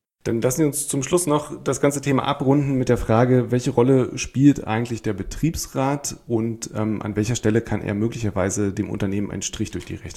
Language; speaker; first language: German; native; German